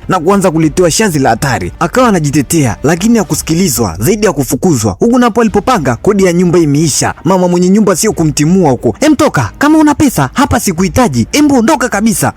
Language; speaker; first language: Swahili; native; Swahili